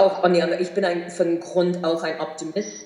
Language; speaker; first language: German; non-native, fluent; English